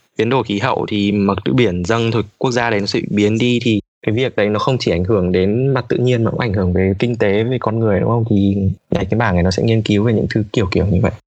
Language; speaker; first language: Vietnamese; native; Vietnamese